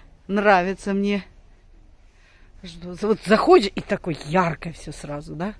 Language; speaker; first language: Russian; native; Russian